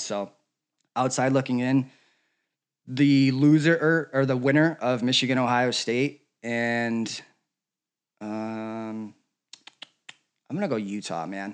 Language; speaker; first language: English; native; English